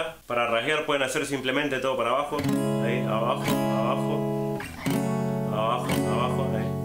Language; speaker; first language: Spanish; native; Spanish